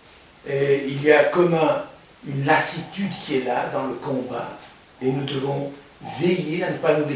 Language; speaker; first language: French; native; French